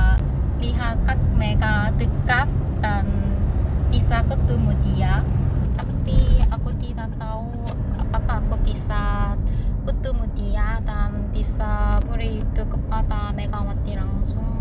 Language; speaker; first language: Indonesian; non-native, fluent; Korean